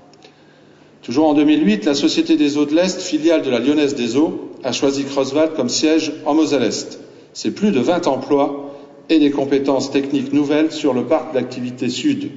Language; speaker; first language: French; native; French